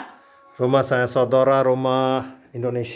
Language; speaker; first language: Indonesian; non-native, learner; Urdu